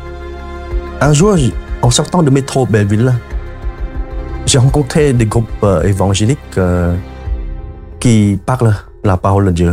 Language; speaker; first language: French; non-native, fluent; Khmer